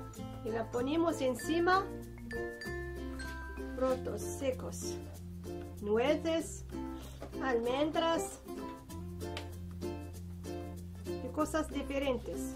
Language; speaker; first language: Spanish; non-native, fluent; Arabic